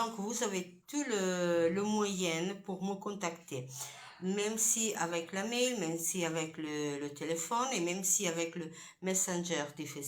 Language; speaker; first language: French; non-native, fluent; Italian